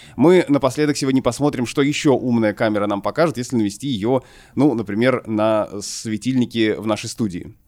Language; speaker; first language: Russian; native; Russian